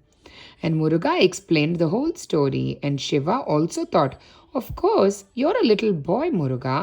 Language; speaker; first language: English; non-native, local second language; Tamil